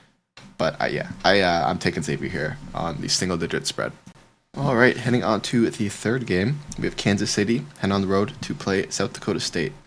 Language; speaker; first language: English; native; English